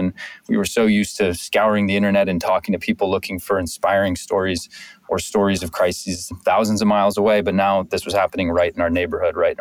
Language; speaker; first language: English; native; English